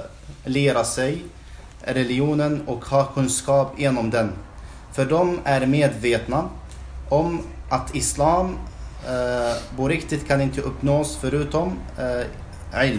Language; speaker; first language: Swedish; non-native, fluent; Arabic